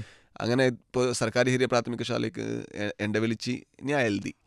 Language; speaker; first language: Malayalam; non-native, learner; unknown